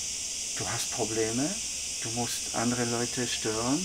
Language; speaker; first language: German; non-native, fluent; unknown